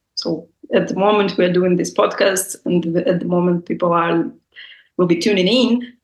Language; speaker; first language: English; non-native, fluent; Russian